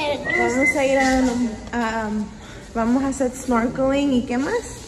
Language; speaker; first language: Spanish; early bilingual, heritage; Spanish